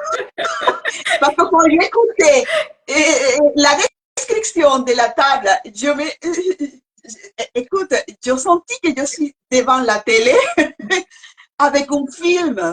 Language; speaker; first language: French; non-native, learner; Spanish